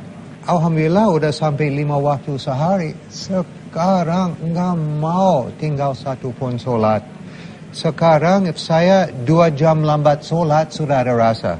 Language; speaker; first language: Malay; non-native, fluent; English